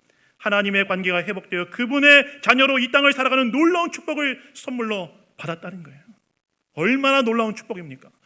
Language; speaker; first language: Korean; native; Korean